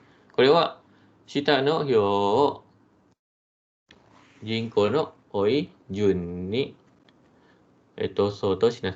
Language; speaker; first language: Japanese; non-native, fluent; Malay